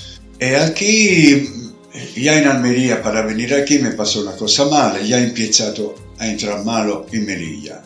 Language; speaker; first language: Spanish; non-native, learner; Italian